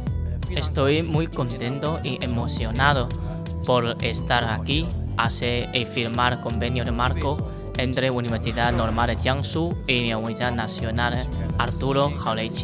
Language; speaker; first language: Spanish; non-native, learner; Chinese